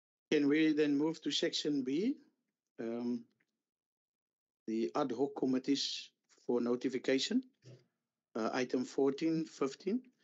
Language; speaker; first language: English; non-native, local second language; Afrikaans